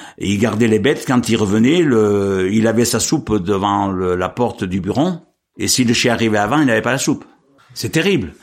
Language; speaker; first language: French; native; French